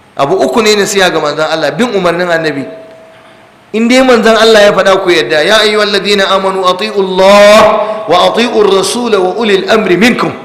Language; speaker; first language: Hausa; non-native, local second language; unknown